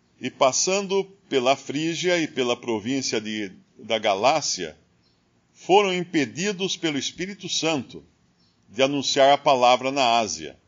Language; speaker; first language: Portuguese; native; Portuguese